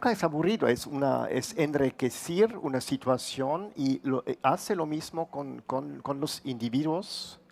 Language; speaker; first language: Spanish; non-native, fluent; German